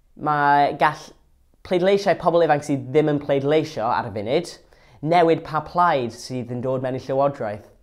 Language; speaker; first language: Welsh; non-native, local second language; English